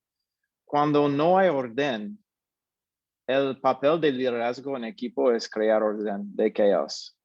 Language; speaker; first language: Spanish; non-native, fluent; English